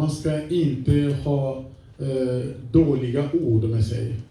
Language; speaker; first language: Swedish; non-native, fluent; French